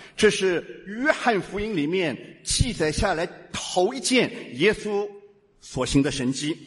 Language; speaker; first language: Chinese; native; Chinese